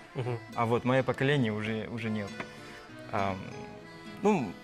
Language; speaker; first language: Russian; non-native, fluent; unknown